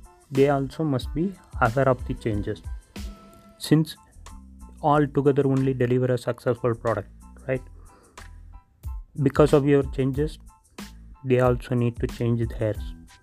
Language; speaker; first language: English; non-native, local second language; Tamil